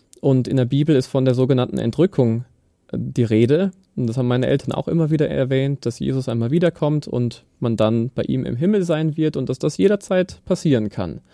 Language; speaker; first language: German; native; German